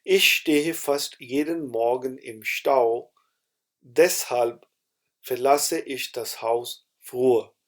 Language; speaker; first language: German; non-native, fluent; Urdu